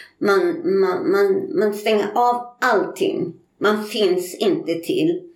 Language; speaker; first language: Swedish; native; Swedish